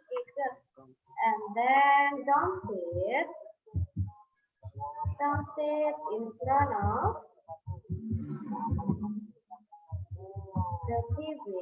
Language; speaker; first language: English; non-native, fluent; Indonesian